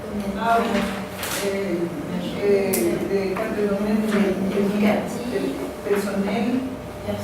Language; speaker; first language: French; non-native, fluent; Spanish